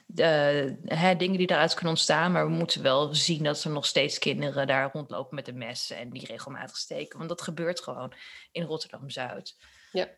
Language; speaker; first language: Dutch; early bilingual, other home language; Turkish